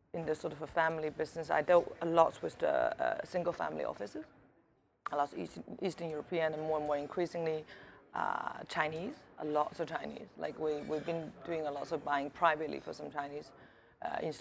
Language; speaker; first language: English; native; English